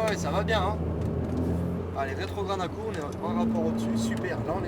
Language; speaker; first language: French; native; French